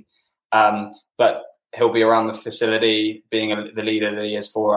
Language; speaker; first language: English; native; English